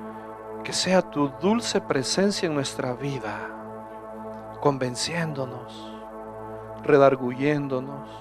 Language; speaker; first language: Spanish; native; Spanish